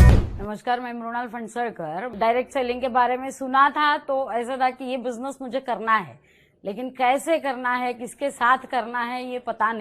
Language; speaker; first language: Hindi; non-native, local second language; Marathi